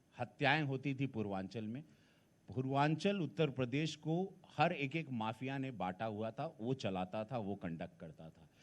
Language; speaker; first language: Hindi; native; Hindi